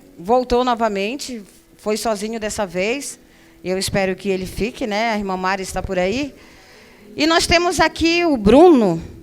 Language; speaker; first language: Portuguese; native; Portuguese